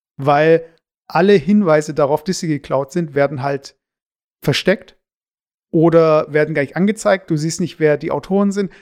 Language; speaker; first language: German; native; German